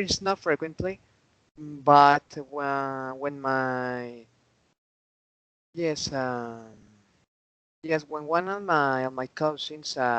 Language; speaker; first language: English; non-native, learner; Spanish